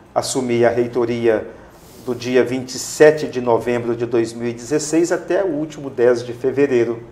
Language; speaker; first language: Portuguese; native; Portuguese